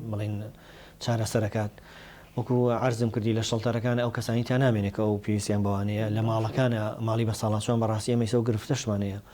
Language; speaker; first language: Central Kurdish; native; Central Kurdish